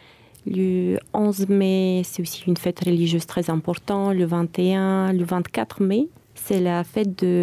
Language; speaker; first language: French; non-native, fluent; Bulgarian